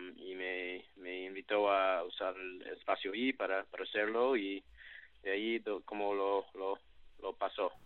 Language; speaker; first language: Spanish; non-native, learner; English